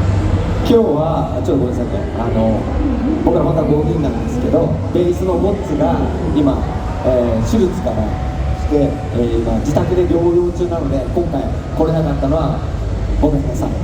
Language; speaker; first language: Japanese; native; Japanese